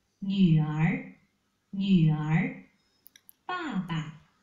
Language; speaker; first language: Chinese; non-native, learner; Vietnamese